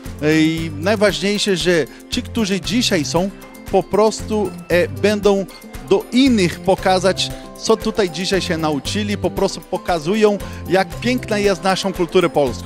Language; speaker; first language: Polish; early bilingual, heritage; Portuguese